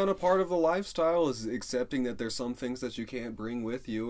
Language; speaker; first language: English; native; English